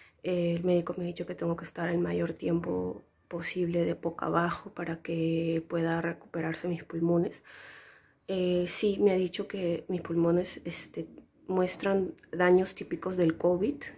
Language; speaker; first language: Spanish; native; Spanish